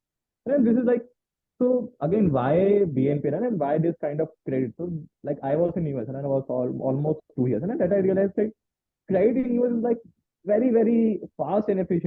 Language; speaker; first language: English; non-native, local second language; Hindi